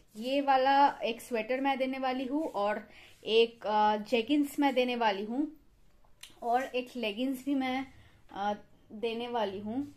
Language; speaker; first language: Hindi; non-native, local second language; Bangla